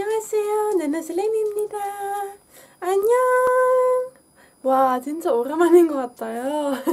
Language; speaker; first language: Korean; non-native, fluent; Dutch